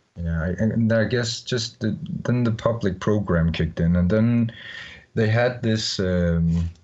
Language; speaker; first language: English; non-native, fluent; Danish